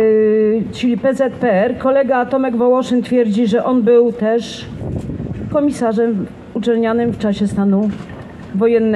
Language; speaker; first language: Polish; native; Polish